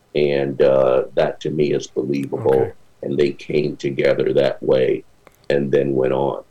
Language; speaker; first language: English; native; English